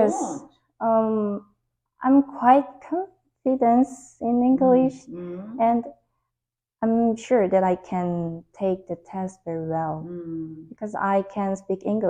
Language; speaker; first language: English; non-native, learner; Korean